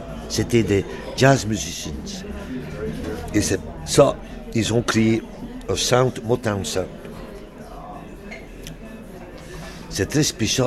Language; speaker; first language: French; non-native, local second language; Dutch